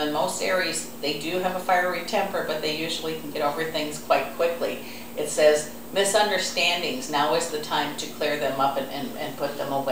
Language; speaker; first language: English; native; English